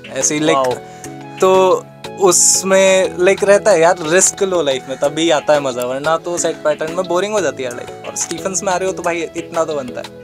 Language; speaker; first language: Hindi; native; Hindi